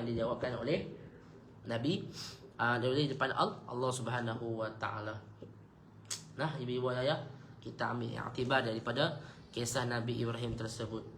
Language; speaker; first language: Malay; native; Malay